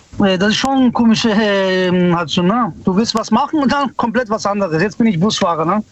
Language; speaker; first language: German; early bilingual, other home language; Italian